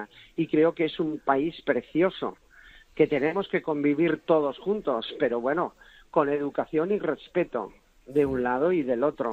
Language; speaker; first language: Spanish; native; Spanish